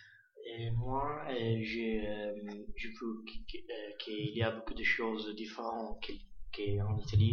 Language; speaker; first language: French; non-native, learner; Italian